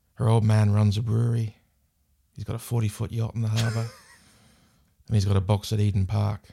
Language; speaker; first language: English; native; English